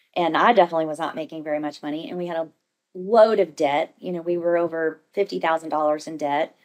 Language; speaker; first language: English; native; English